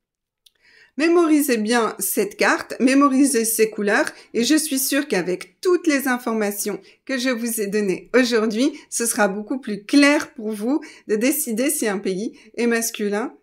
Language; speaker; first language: French; native; French